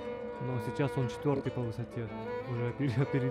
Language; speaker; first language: Russian; native; Russian